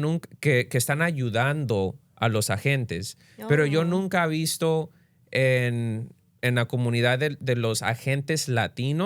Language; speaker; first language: Spanish; early bilingual, other home language; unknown